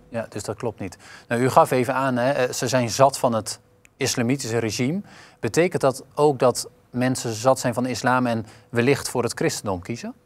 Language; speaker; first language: Dutch; native; Dutch